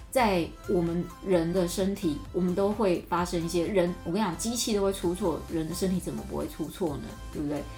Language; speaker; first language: Chinese; non-native, local second language; Min Nan Chinese